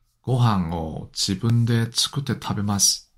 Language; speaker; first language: Japanese; non-native, learner; Korean